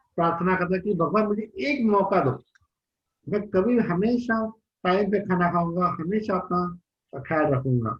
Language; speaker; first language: Hindi; non-native, local second language; Marathi